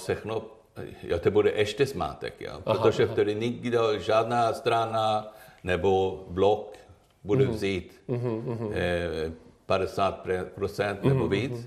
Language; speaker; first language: Czech; non-native, learner; Swedish